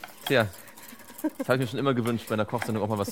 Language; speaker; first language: German; native; German